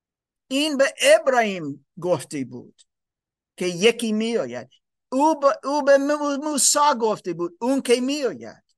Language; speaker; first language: Persian; non-native, learner; English